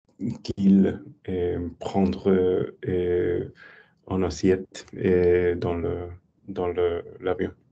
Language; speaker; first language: French; non-native, learner; English